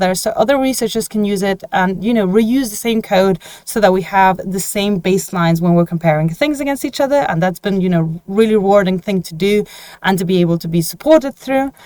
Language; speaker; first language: English; non-native, fluent; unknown